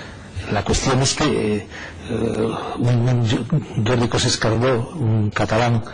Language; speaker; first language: Spanish; native; Spanish